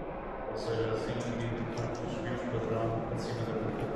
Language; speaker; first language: Portuguese; native; Portuguese